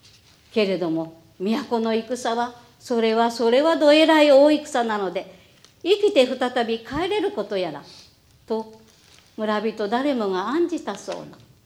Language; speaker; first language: Japanese; native; Japanese